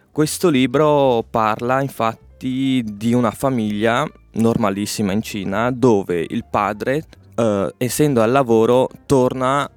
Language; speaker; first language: Italian; early bilingual, other home language; Chinese